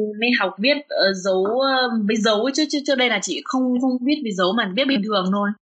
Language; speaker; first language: Vietnamese; early bilingual, other home language; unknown